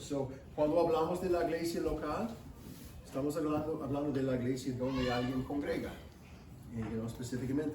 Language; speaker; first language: Spanish; non-native, fluent; English